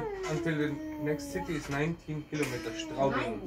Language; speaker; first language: English; non-native, learner; German